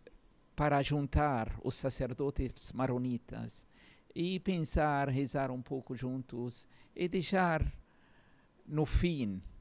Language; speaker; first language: Portuguese; non-native, fluent; Arabic